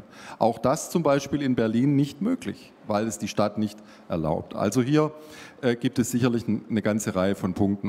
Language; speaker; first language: German; native; German